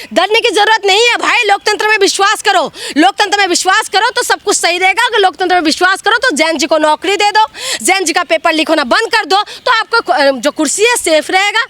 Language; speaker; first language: Hindi; non-native, local second language; Assamese